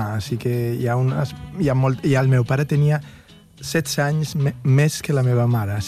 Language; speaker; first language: Catalan; non-native, local second language; Spanish